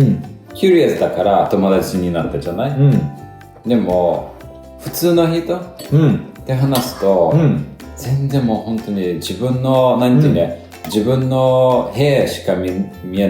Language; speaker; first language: Japanese; non-native, fluent; Lithuanian